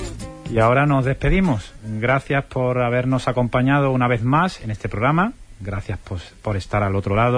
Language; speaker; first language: Spanish; native; Spanish